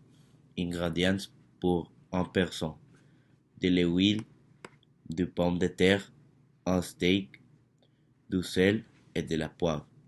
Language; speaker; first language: French; non-native, learner; Spanish